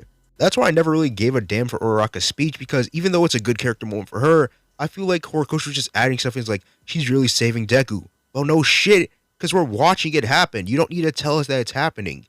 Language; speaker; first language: English; native; English